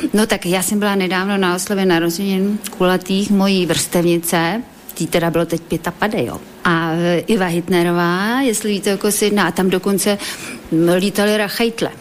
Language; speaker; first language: Czech; native; Czech